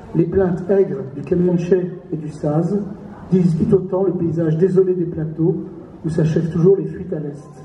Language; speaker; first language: French; native; French